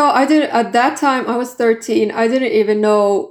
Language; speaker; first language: English; non-native, fluent; Swedish